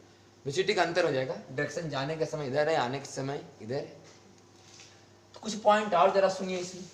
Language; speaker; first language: Hindi; native; Hindi